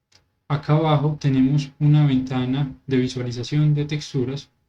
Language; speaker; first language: Spanish; native; Spanish